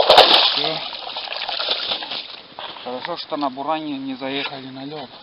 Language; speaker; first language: Russian; native; Russian